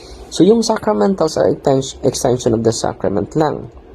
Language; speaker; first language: English; non-native, local second language; Filipino